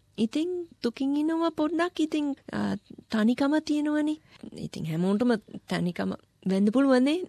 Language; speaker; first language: Sinhala; non-native, fluent; English